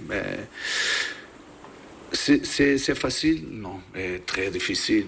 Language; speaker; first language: French; non-native, learner; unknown